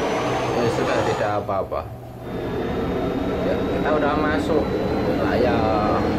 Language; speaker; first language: Indonesian; native; Indonesian